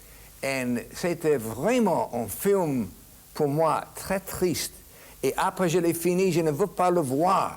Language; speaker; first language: French; non-native, fluent; English